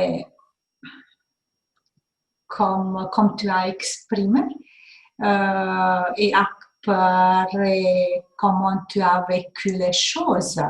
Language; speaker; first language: French; non-native, fluent; Hungarian